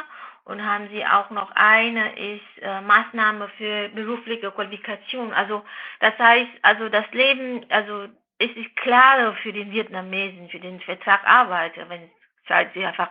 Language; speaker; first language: German; non-native, fluent; Vietnamese